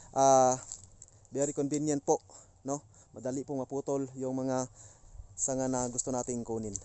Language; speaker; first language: Filipino; non-native, local second language; Cebuano